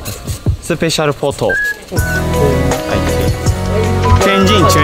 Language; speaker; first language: English; non-native, learner; Japanese